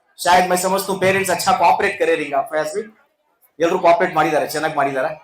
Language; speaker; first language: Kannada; non-native, local second language; Urdu